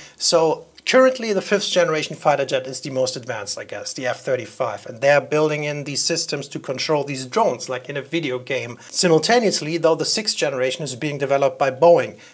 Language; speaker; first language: English; non-native, fluent; German